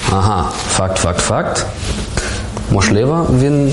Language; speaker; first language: Ukrainian; non-native, learner; German